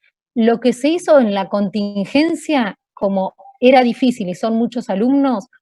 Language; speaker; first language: Spanish; native; Spanish